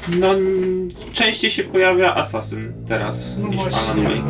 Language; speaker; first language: Polish; native; Polish